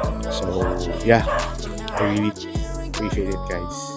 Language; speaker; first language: English; non-native, local second language; Filipino